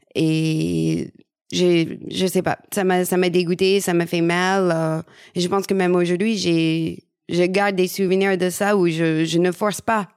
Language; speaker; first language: French; non-native, fluent; English